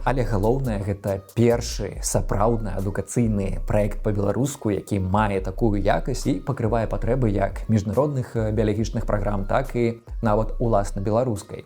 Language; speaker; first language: Belarusian; non-native, local second language; Russian